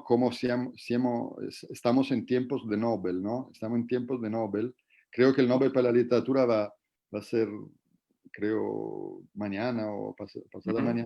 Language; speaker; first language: Spanish; non-native, fluent; Italian